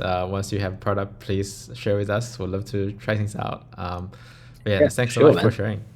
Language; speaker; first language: English; non-native, fluent; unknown